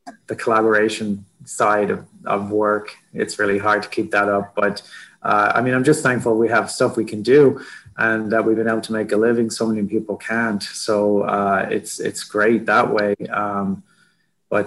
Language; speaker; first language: English; native; English